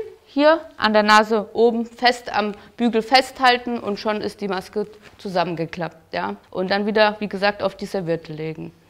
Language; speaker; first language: German; native; German